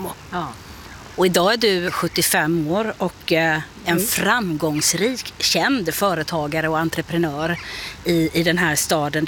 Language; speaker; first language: Swedish; native; Swedish